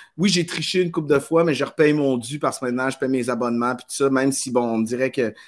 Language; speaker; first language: French; native; French